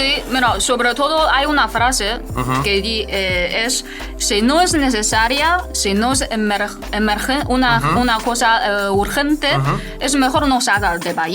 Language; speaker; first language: Spanish; non-native, fluent; Chinese